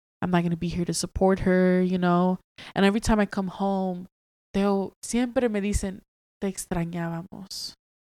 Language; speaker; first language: English; early bilingual, other home language; Spanish